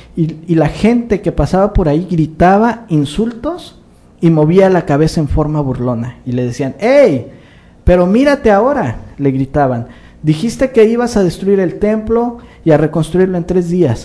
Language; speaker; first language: Spanish; native; Spanish